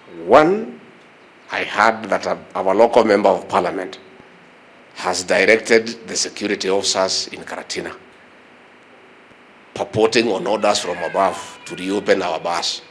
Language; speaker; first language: English; non-native, local second language; Kikuyu